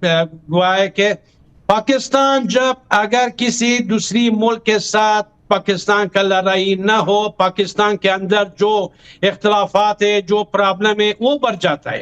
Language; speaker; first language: Hindi; non-native, fluent; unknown